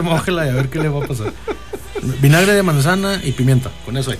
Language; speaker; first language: Spanish; native; Spanish